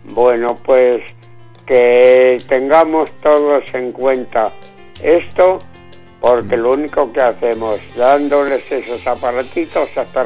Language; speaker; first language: Spanish; native; Spanish